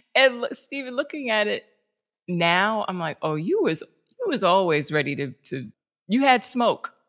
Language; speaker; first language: English; native; English